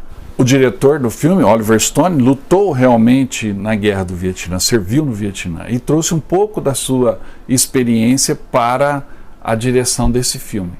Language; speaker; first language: Portuguese; native; Portuguese